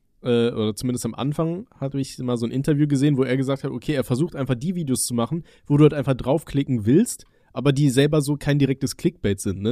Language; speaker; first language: German; native; German